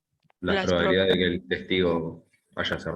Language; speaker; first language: Spanish; native; Spanish